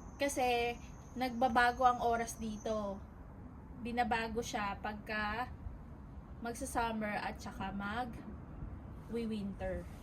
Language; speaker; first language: Filipino; native; Filipino